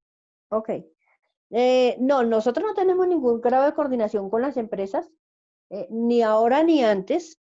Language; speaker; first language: Spanish; native; Spanish